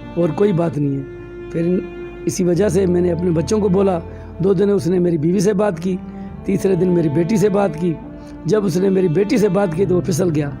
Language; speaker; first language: Urdu; non-native, local second language; Sindhi